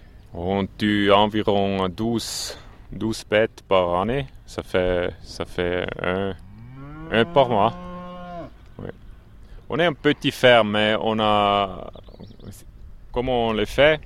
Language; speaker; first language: French; non-native, local second language; German